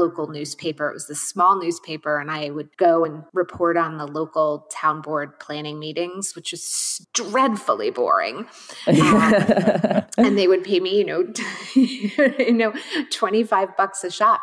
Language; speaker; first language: English; native; English